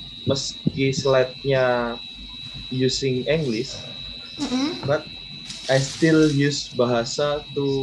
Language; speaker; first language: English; non-native, learner; Indonesian